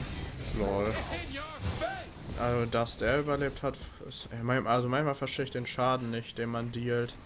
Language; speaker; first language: German; native; German